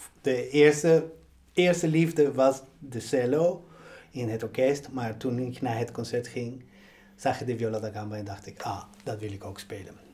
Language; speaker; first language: Dutch; non-native, fluent; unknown